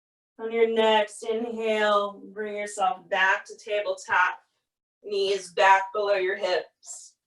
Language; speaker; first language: English; native; English